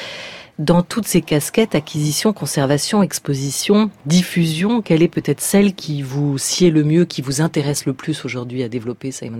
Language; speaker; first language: French; native; French